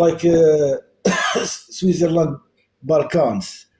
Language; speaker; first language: English; non-native, local second language; Arabic